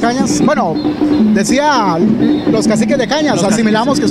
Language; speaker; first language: Spanish; native; Spanish